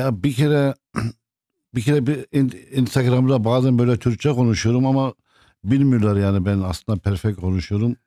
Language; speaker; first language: Turkish; early bilingual, heritage; Turkish